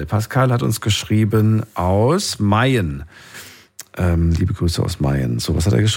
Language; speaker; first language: German; native; German